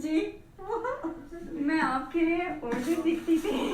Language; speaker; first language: Hindi; non-native, learner; English